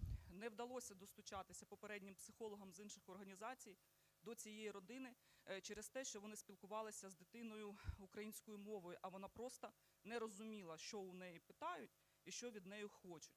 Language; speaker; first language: Ukrainian; native; Ukrainian